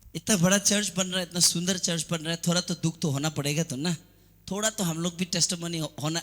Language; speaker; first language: Hindi; non-native, local second language; Assamese